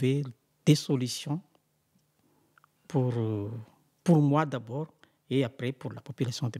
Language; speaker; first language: French; non-native, local second language; Malagasy